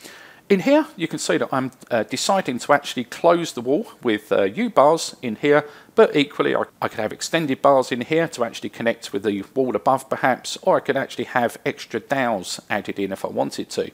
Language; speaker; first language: English; native; English